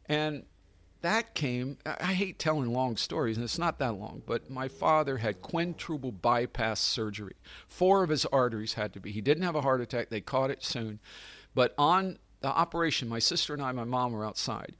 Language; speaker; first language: English; native; English